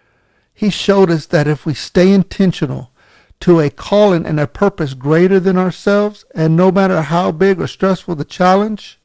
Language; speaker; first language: English; native; English